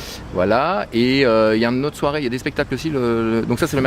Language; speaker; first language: French; native; French